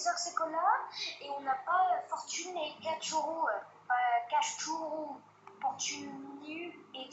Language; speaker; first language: French; native; French